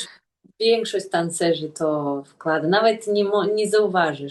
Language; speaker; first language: Polish; non-native, fluent; Russian